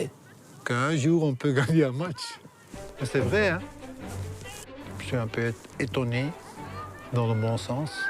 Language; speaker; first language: French; non-native, local second language; Dutch